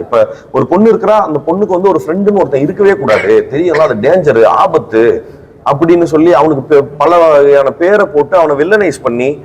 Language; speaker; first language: Tamil; native; Tamil